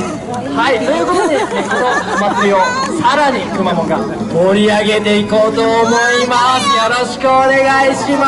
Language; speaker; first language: Japanese; native; Japanese